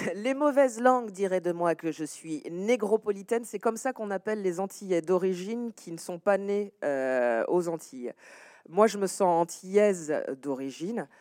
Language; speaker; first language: French; native; French